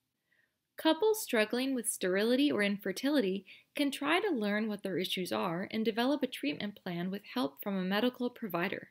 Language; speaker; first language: English; native; English